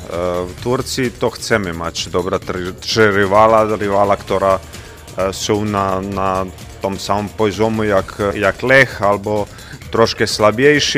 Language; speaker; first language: Polish; non-native, learner; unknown